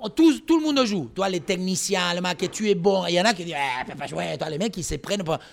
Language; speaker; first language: French; non-native, fluent; Spanish